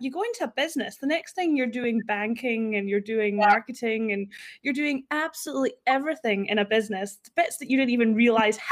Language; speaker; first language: English; native; English